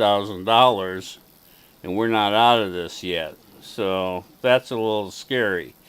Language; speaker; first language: English; native; English